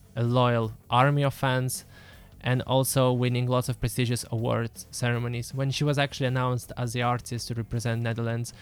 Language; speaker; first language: English; early bilingual, other home language; Lithuanian